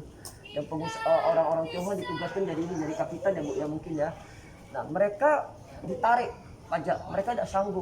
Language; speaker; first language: Indonesian; native; Indonesian